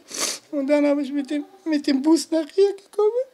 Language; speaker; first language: German; non-native, learner; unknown